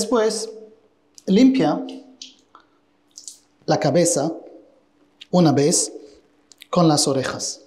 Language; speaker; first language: Spanish; non-native, fluent; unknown